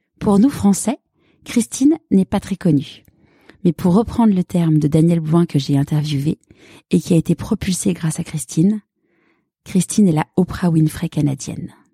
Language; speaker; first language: French; native; French